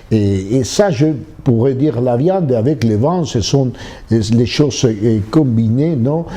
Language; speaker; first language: French; non-native, fluent; Spanish